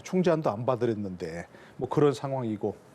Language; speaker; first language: Korean; native; Korean